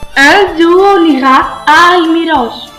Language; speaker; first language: French; non-native, learner; Greek